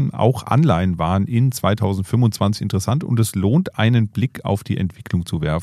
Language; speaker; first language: German; native; German